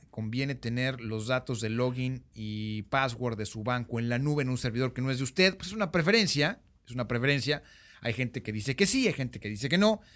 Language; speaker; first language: Spanish; native; Spanish